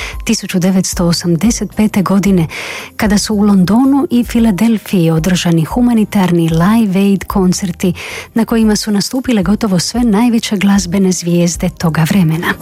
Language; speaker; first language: Bosnian; native; Bosnian